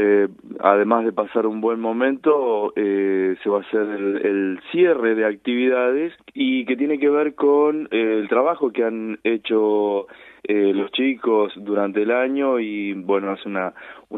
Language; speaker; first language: Spanish; native; Spanish